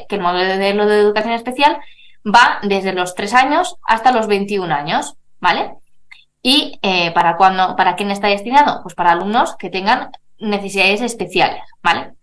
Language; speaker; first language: Spanish; native; Spanish